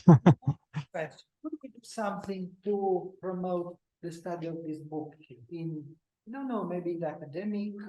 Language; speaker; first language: English; non-native, fluent; Romanian